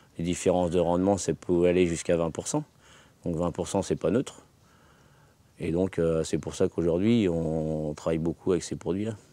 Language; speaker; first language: French; native; French